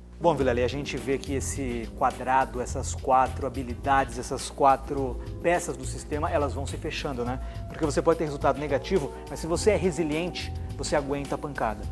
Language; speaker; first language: Portuguese; native; Portuguese